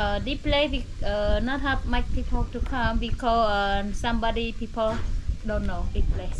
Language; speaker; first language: English; non-native, local second language; Khmer